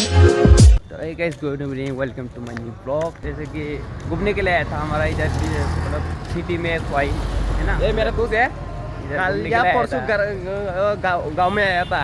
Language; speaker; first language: Hindi; non-native, local second language; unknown